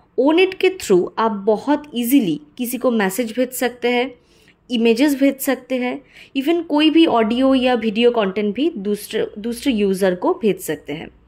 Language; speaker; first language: Hindi; non-native, local second language; Bangla